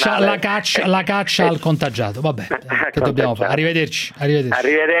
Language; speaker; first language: Italian; native; Italian